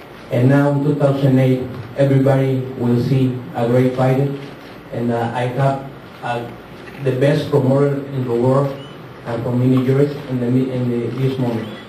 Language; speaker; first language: English; non-native, learner; Spanish